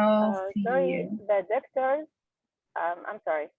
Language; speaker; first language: English; non-native, learner; Arabic